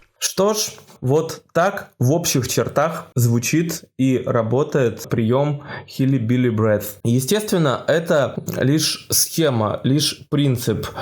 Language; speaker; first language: Russian; native; Russian